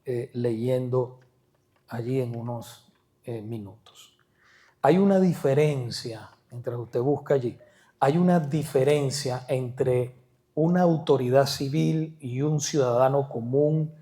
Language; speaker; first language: Spanish; native; Spanish